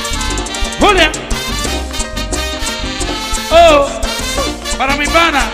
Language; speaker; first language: Spanish; native; Spanish